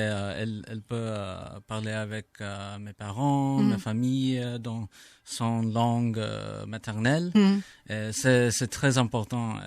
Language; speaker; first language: French; non-native, learner; English